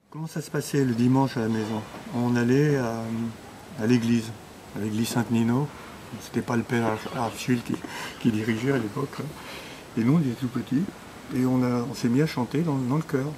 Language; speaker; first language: French; early bilingual, other home language; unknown